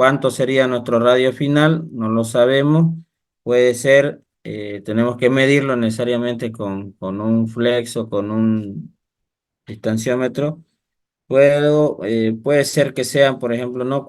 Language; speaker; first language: Spanish; native; Spanish